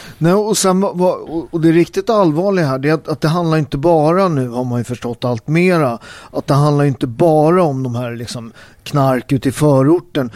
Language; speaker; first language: Swedish; early bilingual, other home language; Italian